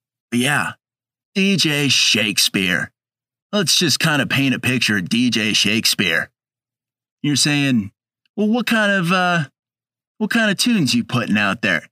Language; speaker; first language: English; native; English